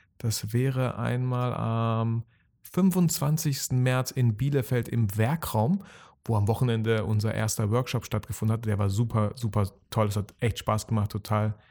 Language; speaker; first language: German; early bilingual, other home language; Russian